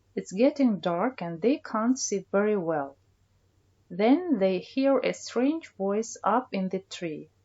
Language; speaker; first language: English; non-native, fluent; Kazakh